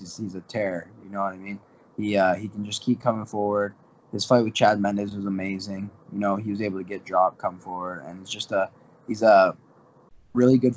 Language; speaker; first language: English; native; English